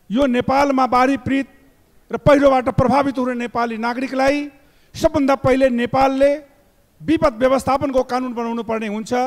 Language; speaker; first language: Nepali; non-native, local second language; Maithili